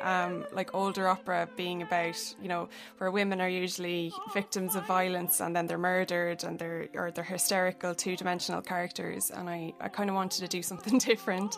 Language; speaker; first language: English; native; English